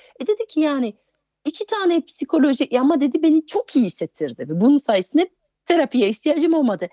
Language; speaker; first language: Turkish; non-native, fluent; French